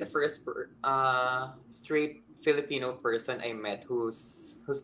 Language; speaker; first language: English; non-native, local second language; Filipino